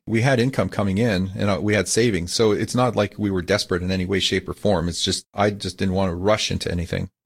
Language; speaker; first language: English; native; English